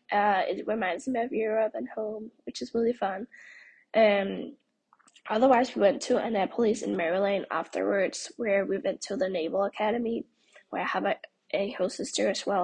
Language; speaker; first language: English; non-native, fluent; Danish